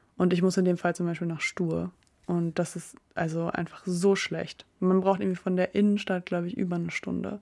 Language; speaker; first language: German; native; German